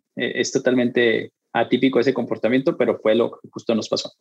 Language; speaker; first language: Spanish; native; Spanish